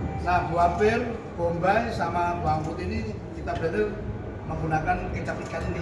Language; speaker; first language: Indonesian; native; Indonesian